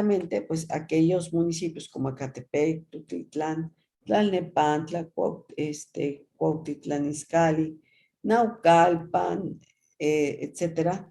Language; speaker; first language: Spanish; native; Spanish